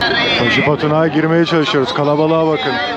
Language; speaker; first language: Turkish; native; Turkish